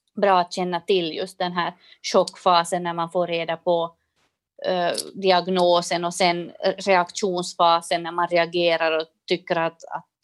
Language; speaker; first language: Swedish; native; Swedish